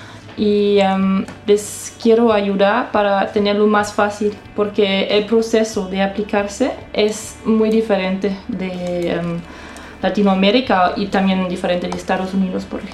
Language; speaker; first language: Spanish; non-native, fluent; German